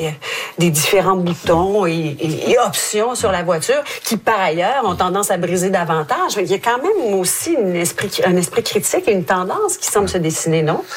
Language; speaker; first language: French; native; French